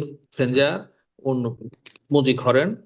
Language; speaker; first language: German; non-native, learner; Bangla